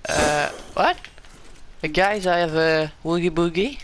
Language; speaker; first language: English; non-native, learner; French